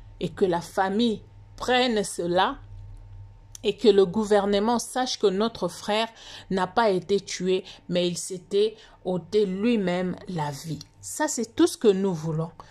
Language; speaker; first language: French; non-native, local second language; Lingala